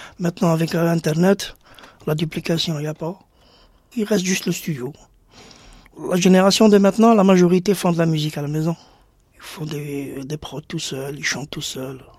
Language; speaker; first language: French; non-native, local second language; Arabic